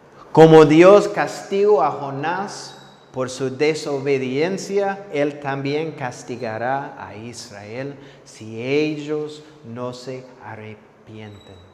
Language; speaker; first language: Spanish; non-native, fluent; English